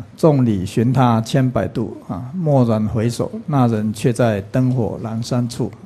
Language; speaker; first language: Chinese; native; Chinese